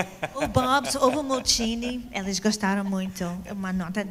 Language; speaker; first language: Portuguese; non-native, fluent; English